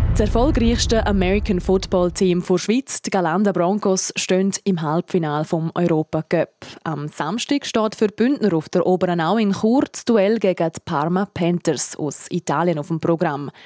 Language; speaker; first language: German; native; German